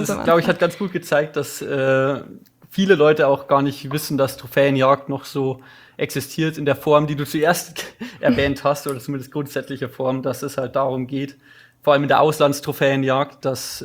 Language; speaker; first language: German; native; German